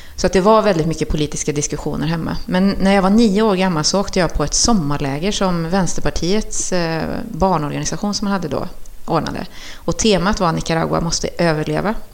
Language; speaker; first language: Swedish; early bilingual, other home language; Spanish